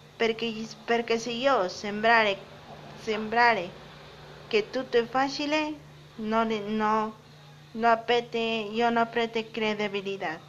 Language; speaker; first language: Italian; non-native, learner; Spanish